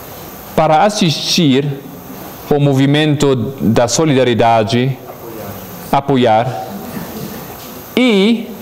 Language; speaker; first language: Portuguese; non-native, fluent; Spanish